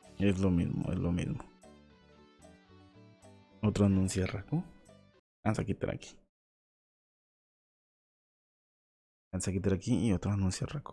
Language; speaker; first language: Spanish; native; Spanish